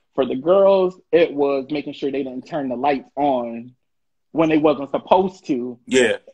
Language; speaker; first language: English; native; English